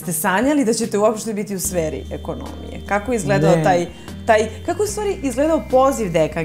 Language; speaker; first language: Serbian; native; Serbian